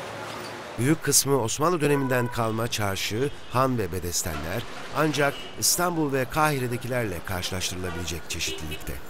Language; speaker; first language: Turkish; native; Turkish